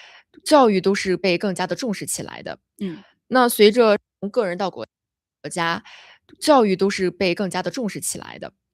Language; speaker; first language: Chinese; native; Chinese